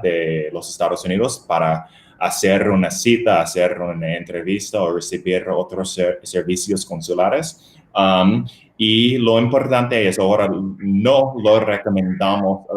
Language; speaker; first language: Spanish; non-native, fluent; English